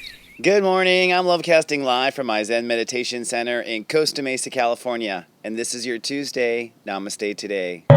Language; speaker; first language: English; native; English